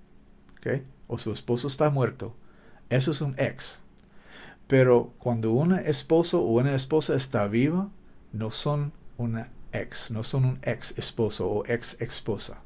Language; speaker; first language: Spanish; non-native, learner; English